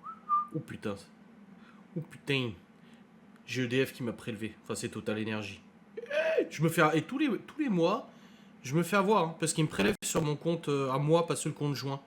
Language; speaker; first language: French; native; French